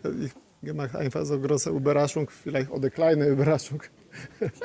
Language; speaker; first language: German; non-native, learner; Polish